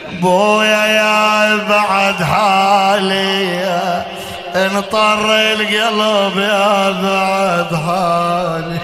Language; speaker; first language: Arabic; native; Arabic